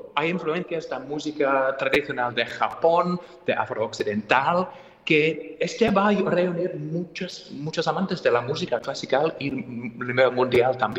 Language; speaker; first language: Spanish; non-native, fluent; English